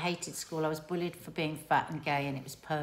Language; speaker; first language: English; native; English